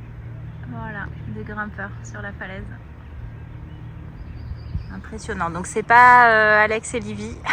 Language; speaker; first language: French; native; French